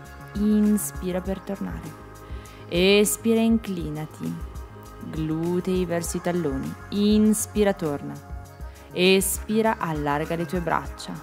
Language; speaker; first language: Italian; native; Italian